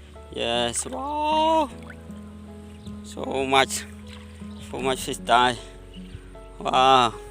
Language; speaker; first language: English; non-native, learner; Khmer